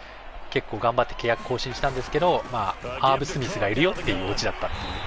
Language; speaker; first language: Japanese; native; Japanese